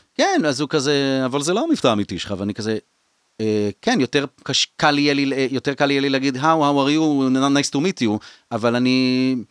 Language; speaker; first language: Hebrew; native; Hebrew